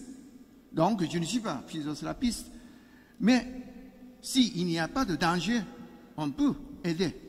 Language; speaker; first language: French; non-native, learner; Japanese